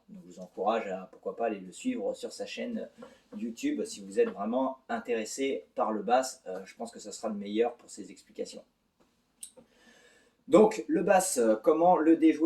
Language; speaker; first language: French; native; French